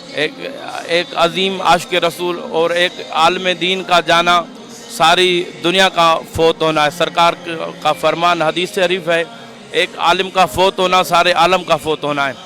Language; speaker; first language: Urdu; non-native, local second language; Sindhi